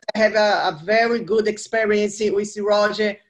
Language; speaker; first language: English; non-native, fluent; Portuguese